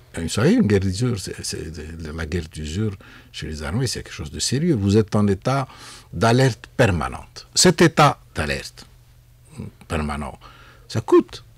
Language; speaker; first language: French; non-native, local second language; Arabic